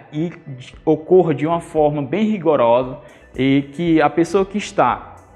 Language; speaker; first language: Portuguese; native; Portuguese